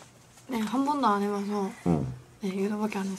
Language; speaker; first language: Korean; non-native, learner; Japanese